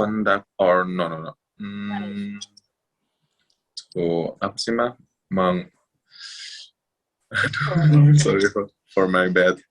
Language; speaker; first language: English; non-native, fluent; Indonesian